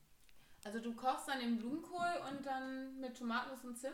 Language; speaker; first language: German; native; German